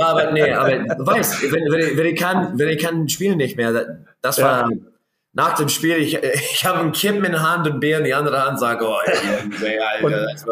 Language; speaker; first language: German; non-native, learner; English